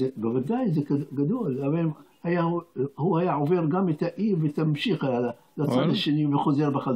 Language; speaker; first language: Hebrew; non-native, fluent; Arabic